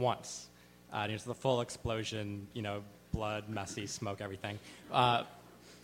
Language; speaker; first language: English; native; English